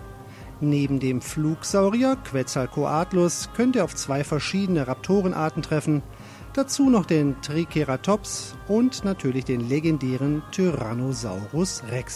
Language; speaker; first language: German; native; German